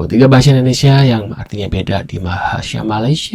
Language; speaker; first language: Indonesian; native; Indonesian